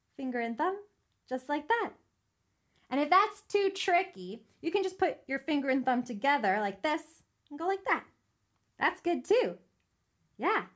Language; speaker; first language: English; native; English